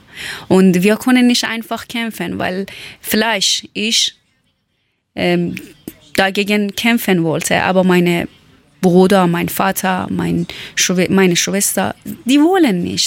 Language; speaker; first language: German; non-native, learner; Persian